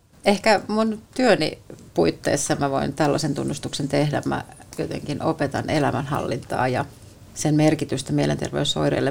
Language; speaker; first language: Finnish; native; Finnish